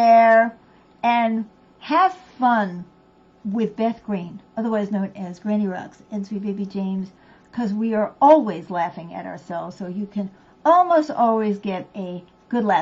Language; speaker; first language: English; native; English